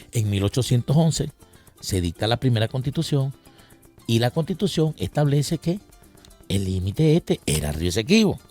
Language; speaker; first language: Spanish; native; Spanish